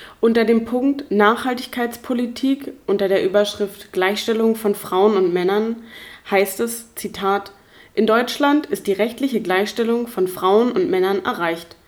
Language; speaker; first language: German; native; German